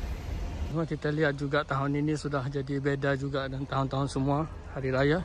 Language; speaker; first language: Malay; early bilingual, heritage; Malay